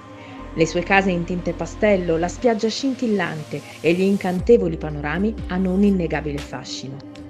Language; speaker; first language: Italian; native; Italian